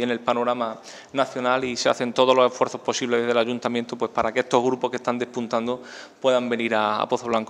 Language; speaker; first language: Spanish; native; Spanish